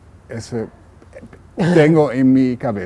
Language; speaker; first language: Spanish; non-native, learner; German